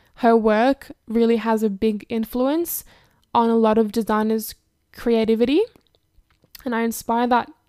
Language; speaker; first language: English; early bilingual, other home language; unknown